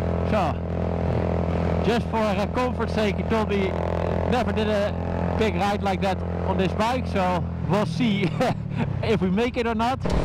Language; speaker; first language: English; non-native, fluent; Dutch